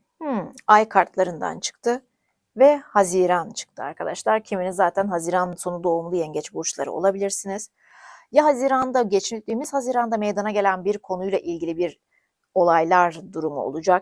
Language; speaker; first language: Turkish; native; Turkish